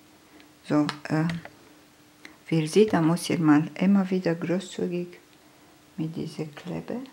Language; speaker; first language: German; non-native, fluent; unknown